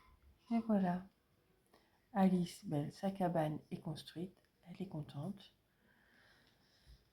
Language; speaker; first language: French; native; French